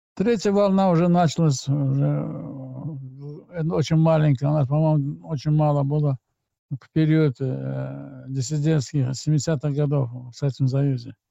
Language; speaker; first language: Russian; non-native, local second language; Azerbaijani